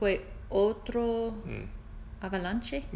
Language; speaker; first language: Spanish; non-native, learner; English